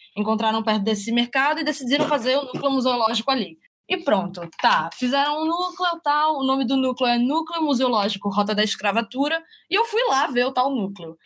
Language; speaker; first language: Portuguese; native; Portuguese